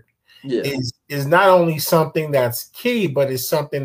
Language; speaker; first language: English; early bilingual, other home language; Akan